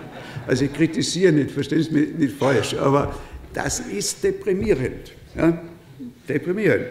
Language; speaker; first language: German; native; German